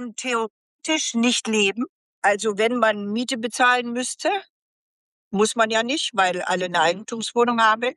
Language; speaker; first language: German; native; German